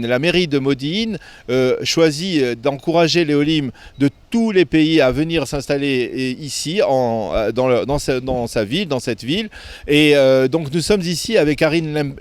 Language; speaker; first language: French; native; French